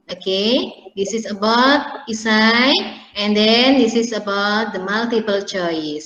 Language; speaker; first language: English; non-native, learner; Indonesian